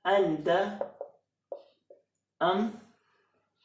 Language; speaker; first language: Arabic; non-native, fluent; Urdu